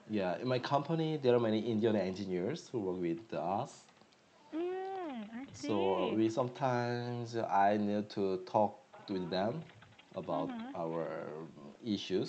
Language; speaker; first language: English; non-native, learner; Korean